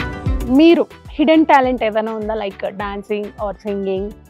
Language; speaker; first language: Telugu; native; Telugu